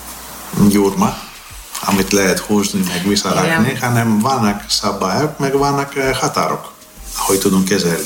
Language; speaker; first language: Hungarian; non-native, fluent; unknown